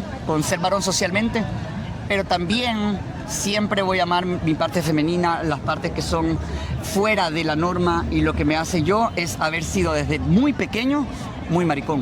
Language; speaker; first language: Spanish; native; Spanish